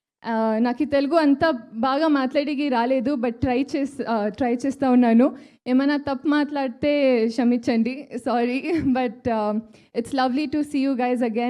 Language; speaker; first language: Telugu; non-native, learner; Kannada